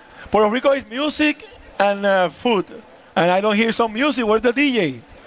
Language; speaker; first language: English; non-native, learner; Spanish